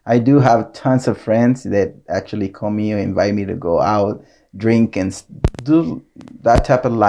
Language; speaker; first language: English; non-native, fluent; Spanish